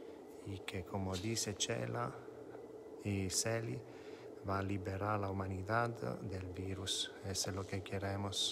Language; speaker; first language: Spanish; non-native, fluent; Italian